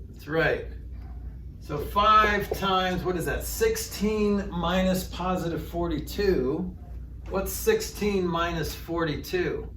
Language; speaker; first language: English; native; English